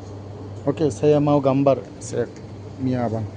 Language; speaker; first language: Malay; non-native, learner; Bangla